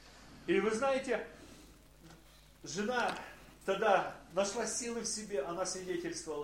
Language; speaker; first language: Polish; non-native, learner; Russian